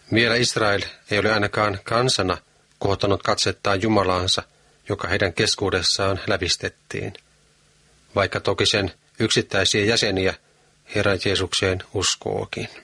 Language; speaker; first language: Finnish; native; Finnish